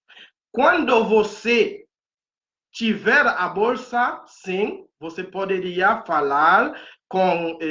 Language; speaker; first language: Portuguese; non-native, fluent; Haitian Creole